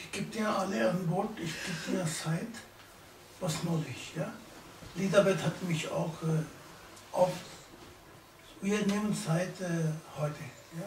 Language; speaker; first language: German; non-native, learner; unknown